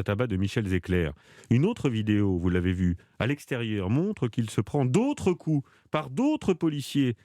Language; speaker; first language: French; native; French